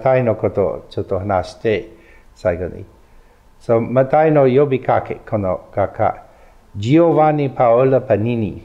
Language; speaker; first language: Japanese; non-native, fluent; English